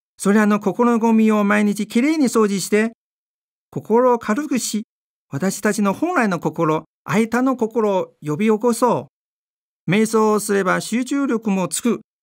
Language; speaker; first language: Japanese; non-native, fluent; Chinese